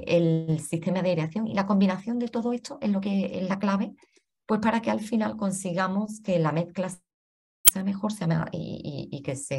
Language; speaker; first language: Spanish; native; Spanish